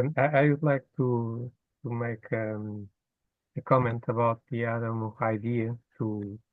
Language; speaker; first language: English; non-native, fluent; Portuguese